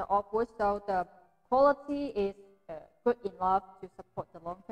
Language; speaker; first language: English; non-native, fluent; Chinese